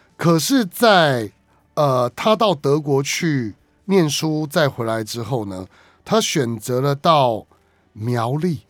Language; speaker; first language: Chinese; native; Chinese